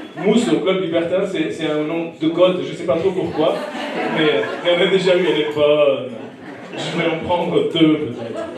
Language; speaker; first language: French; non-native, fluent; Portuguese